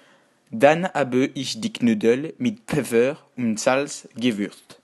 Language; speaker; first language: German; non-native, learner; French